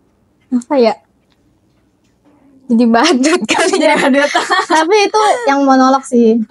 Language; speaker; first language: Indonesian; native; Indonesian